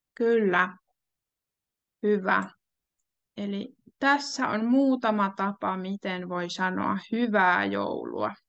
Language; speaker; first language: Finnish; native; Finnish